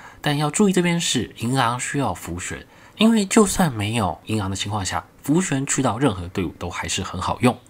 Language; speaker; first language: Chinese; native; Chinese